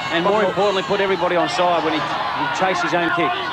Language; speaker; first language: English; native; English